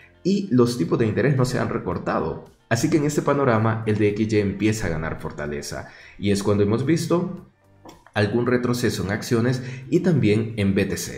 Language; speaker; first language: Spanish; native; Spanish